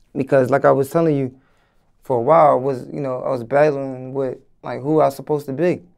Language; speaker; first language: English; native; English